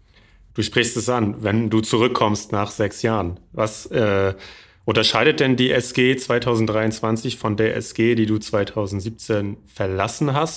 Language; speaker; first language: German; native; German